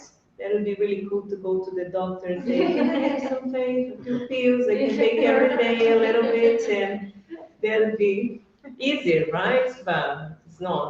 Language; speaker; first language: English; non-native, fluent; Portuguese